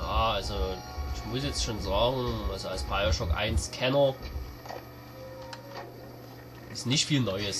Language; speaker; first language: German; native; German